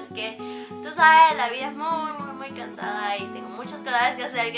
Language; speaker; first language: Spanish; early bilingual, heritage; Spanish